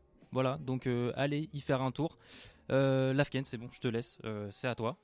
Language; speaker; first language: French; native; French